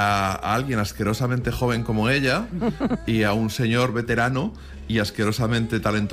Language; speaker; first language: Spanish; native; Spanish